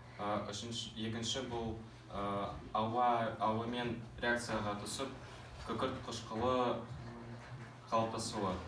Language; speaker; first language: Kazakh; non-native, local second language; Russian